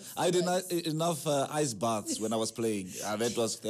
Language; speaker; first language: English; non-native, local second language; Afrikaans